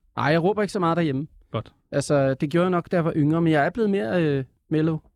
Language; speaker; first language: Danish; native; Danish